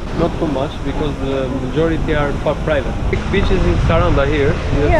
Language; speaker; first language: English; non-native, fluent; Albanian